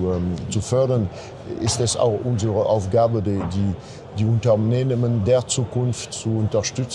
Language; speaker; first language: German; non-native, fluent; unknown